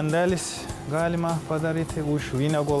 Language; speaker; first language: Lithuanian; non-native, learner; Turkish